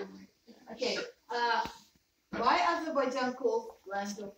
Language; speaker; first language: English; non-native, learner; Azerbaijani